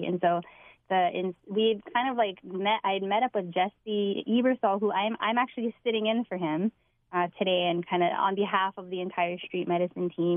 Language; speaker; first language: English; native; English